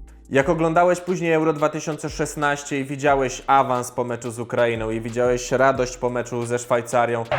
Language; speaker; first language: Polish; native; Polish